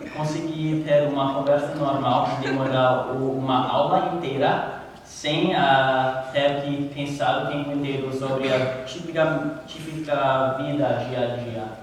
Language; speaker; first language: Portuguese; non-native, learner; English